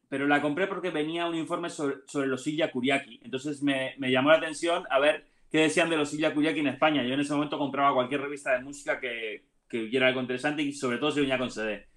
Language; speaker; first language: Spanish; native; Spanish